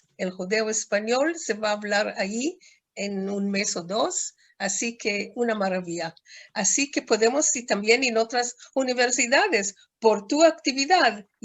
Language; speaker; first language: Spanish; non-native, fluent; Hebrew